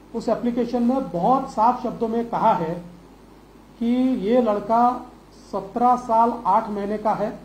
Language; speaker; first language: Hindi; non-native, local second language; Marathi